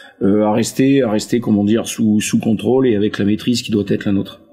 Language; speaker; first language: French; native; French